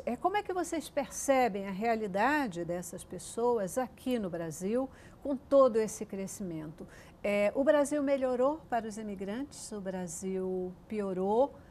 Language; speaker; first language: Portuguese; native; Portuguese